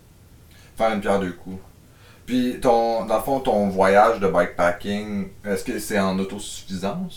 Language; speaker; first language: French; native; French